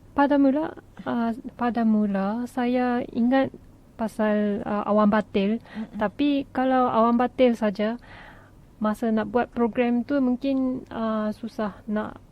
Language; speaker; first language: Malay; non-native, fluent; Japanese